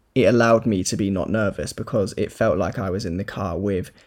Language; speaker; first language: English; native; English